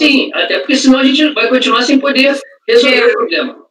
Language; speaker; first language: Portuguese; native; Portuguese